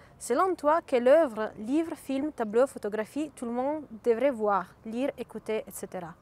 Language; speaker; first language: French; non-native, fluent; Italian